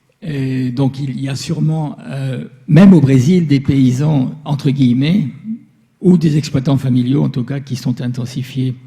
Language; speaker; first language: French; native; French